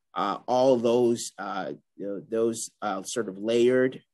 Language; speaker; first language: English; native; English